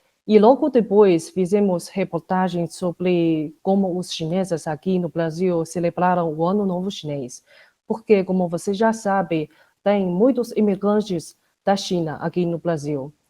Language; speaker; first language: Portuguese; non-native, fluent; Chinese